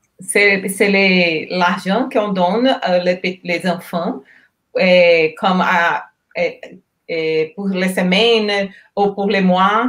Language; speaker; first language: French; non-native, learner; Portuguese